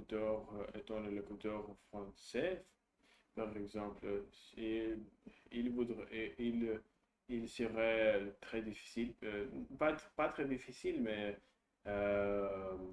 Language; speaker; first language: French; non-native, learner; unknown